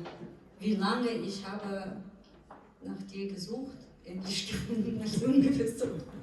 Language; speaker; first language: German; non-native, fluent; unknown